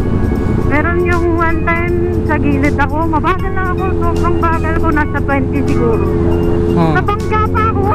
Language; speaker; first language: Filipino; native; Filipino